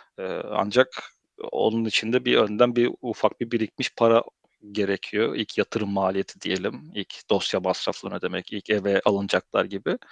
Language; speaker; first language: Turkish; early bilingual, heritage; Turkish